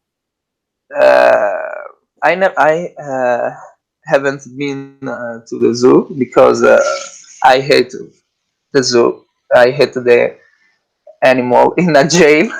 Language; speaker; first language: English; non-native, learner; Italian